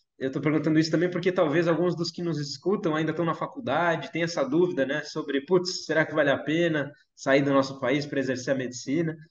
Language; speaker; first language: Portuguese; native; Portuguese